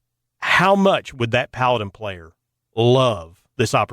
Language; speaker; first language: English; native; English